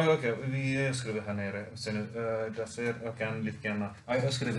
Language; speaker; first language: Swedish; non-native, fluent; Finnish